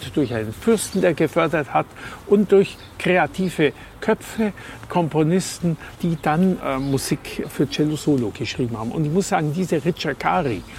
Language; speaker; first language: German; native; German